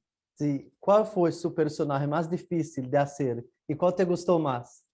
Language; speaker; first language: Spanish; non-native, learner; Portuguese